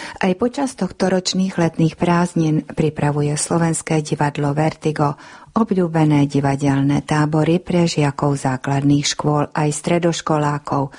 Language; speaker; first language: Slovak; non-native, local second language; Hungarian